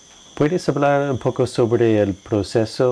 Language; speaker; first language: Spanish; non-native, fluent; English